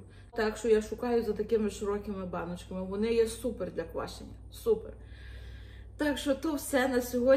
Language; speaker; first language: Ukrainian; native; Ukrainian